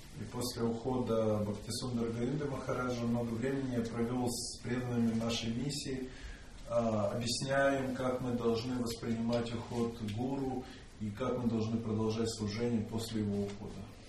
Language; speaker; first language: Russian; native; Russian